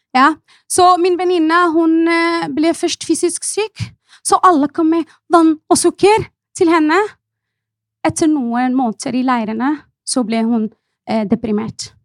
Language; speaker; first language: Norwegian; non-native, fluent; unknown